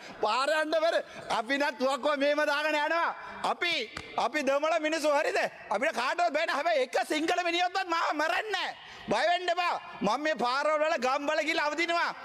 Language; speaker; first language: Sinhala; non-native, local second language; Tamil